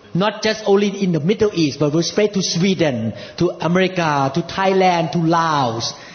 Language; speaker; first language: English; non-native, fluent; Thai